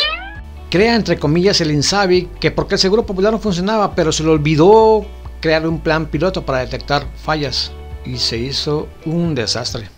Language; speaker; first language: Spanish; native; Spanish